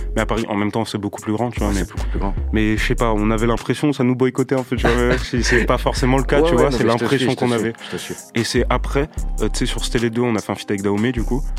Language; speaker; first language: French; early bilingual, other home language; Romanian